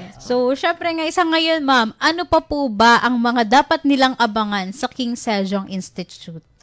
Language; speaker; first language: Filipino; native; Filipino